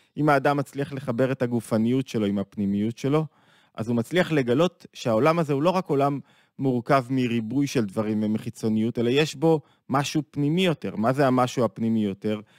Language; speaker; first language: Hebrew; native; Hebrew